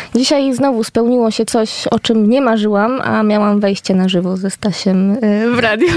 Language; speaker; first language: Polish; native; Polish